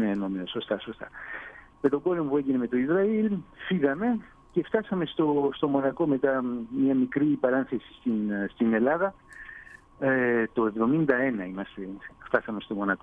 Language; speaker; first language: Greek; early bilingual, heritage; Greek